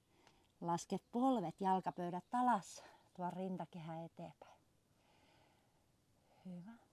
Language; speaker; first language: Finnish; native; Finnish